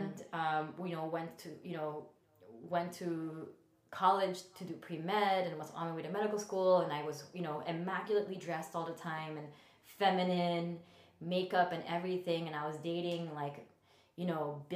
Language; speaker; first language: English; non-native, local second language; Filipino